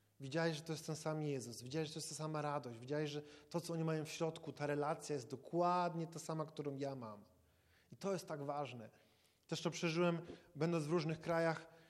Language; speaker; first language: Polish; native; Polish